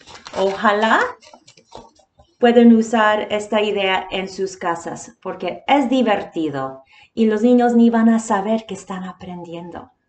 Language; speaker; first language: Spanish; early bilingual, heritage; Spanish